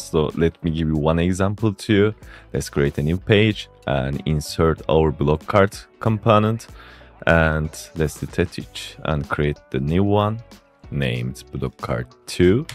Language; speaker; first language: English; non-native, fluent; Turkish